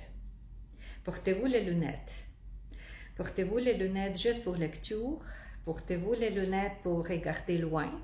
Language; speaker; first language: French; non-native, fluent; Russian